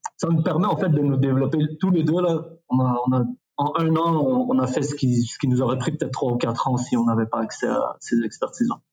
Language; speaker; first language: French; early bilingual, other home language; Arabic